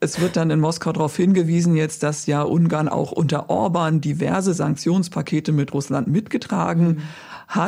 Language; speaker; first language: German; native; German